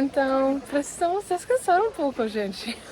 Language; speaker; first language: Portuguese; non-native, learner; English